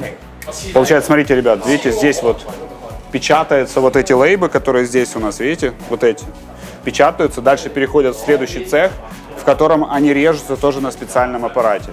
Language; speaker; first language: Russian; native; Russian